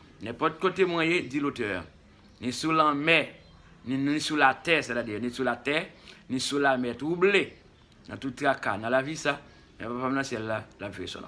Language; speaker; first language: French; non-native, local second language; Haitian Creole